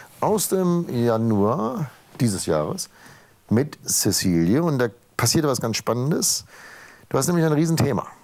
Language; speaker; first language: German; native; German